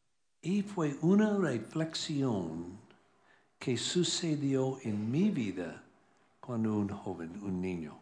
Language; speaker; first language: Spanish; non-native, learner; English